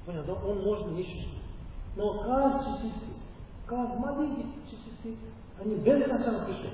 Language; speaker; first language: Russian; non-native, learner; Tibetan